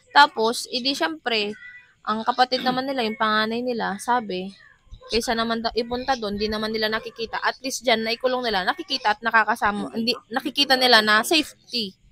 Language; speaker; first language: Filipino; non-native, local second language; Iloko